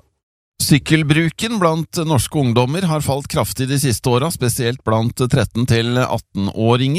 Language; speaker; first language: Norwegian; native; Norwegian